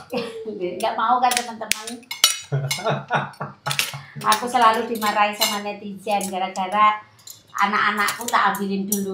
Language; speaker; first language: Indonesian; non-native, local second language; Javanese